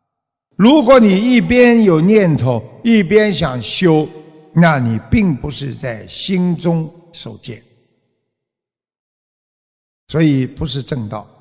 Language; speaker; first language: Chinese; native; Chinese